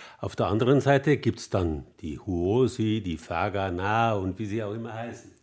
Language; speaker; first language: German; native; German